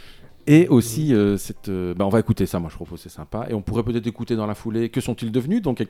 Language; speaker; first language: French; native; French